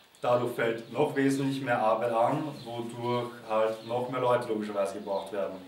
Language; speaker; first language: German; native; German